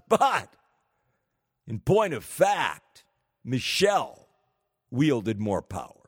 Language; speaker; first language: English; native; English